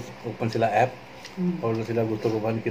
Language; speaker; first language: Filipino; non-native, learner; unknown